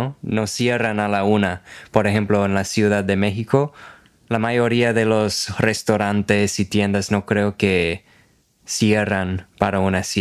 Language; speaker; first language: Spanish; non-native, fluent; English